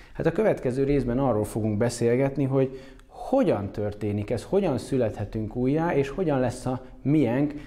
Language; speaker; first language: Hungarian; native; Hungarian